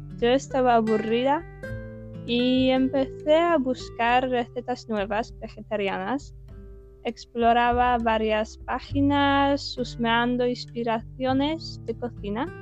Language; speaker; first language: Spanish; non-native, fluent; Polish